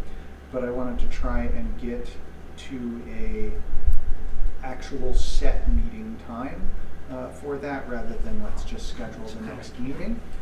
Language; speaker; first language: English; native; English